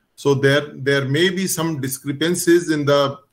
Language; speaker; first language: English; non-native, local second language; Hindi